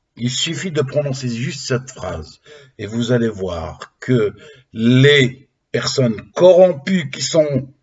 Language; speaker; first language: French; non-native, local second language; Arabic